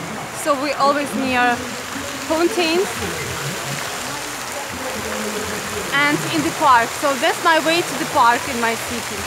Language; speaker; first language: English; non-native, fluent; Ukrainian